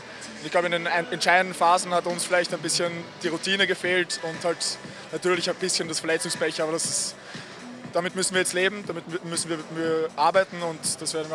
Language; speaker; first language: German; native; German